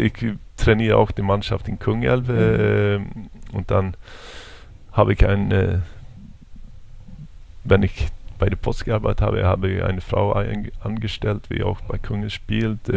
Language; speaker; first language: German; non-native, fluent; Swedish